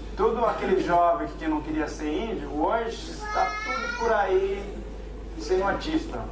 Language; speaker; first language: Portuguese; non-native, local second language; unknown